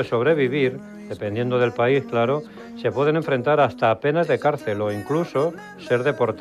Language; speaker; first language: Spanish; native; Spanish